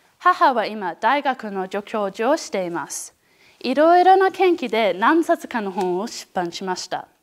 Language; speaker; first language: Japanese; non-native, learner; English